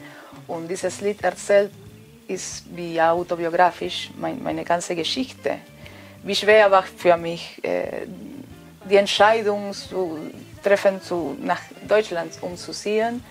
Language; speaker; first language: German; non-native, fluent; Spanish